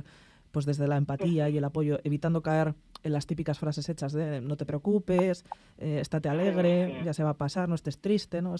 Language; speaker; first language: Spanish; native; Spanish